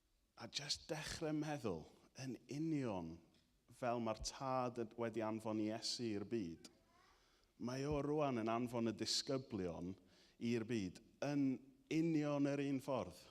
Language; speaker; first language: Welsh; native; Welsh